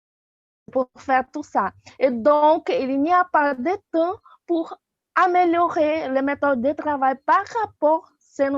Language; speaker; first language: French; non-native, fluent; Portuguese